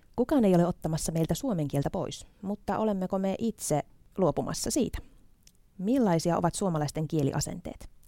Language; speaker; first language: Finnish; native; Finnish